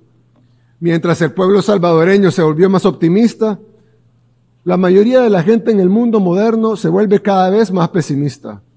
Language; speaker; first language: Spanish; native; Spanish